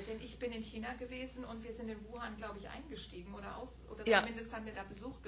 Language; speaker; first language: German; native; German